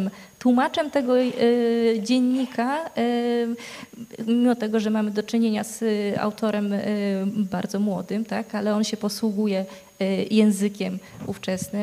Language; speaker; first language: Polish; native; Polish